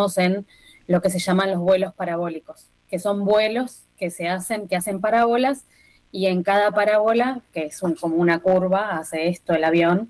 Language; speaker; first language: Spanish; native; Spanish